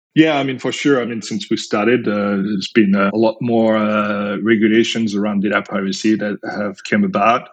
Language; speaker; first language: English; non-native, fluent; French